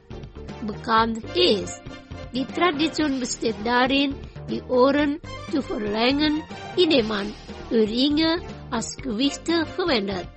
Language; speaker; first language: German; non-native, fluent; Indonesian